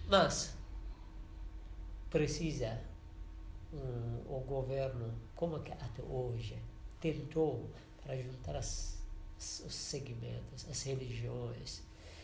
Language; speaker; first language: Portuguese; non-native, learner; Persian